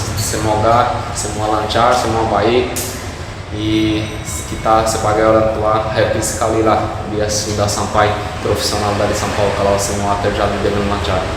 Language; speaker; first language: Indonesian; non-native, fluent; Portuguese